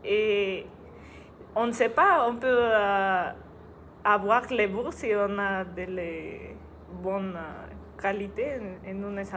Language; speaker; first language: French; non-native, learner; Spanish